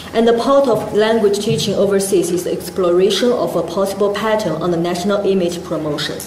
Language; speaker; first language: English; non-native, fluent; Chinese